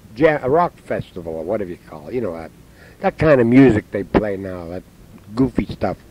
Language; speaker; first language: English; native; English